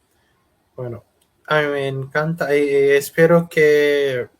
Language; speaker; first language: Spanish; non-native, learner; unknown